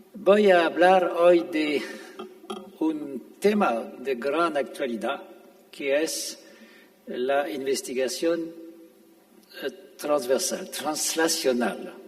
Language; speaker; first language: Spanish; non-native, fluent; French